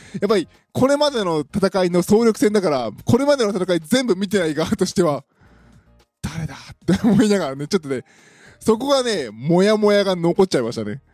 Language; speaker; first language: Japanese; native; Japanese